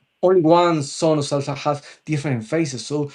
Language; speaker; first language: English; non-native, local second language; Spanish